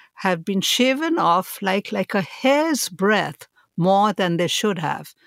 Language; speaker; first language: English; non-native, local second language; Hindi